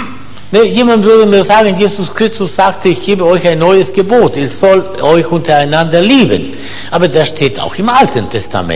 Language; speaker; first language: German; non-native, fluent; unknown